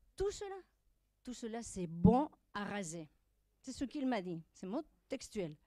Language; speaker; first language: French; non-native, fluent; Spanish